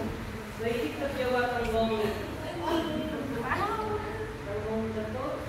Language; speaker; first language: Vietnamese; non-native, learner; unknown